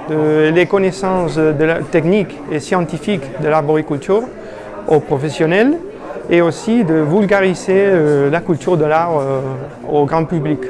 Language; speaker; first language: French; non-native, fluent; Spanish